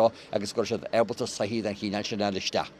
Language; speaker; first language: Irish; native; Irish